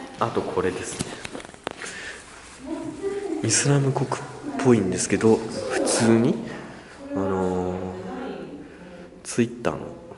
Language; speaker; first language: Japanese; native; Japanese